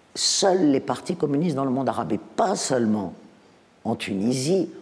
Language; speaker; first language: French; native; French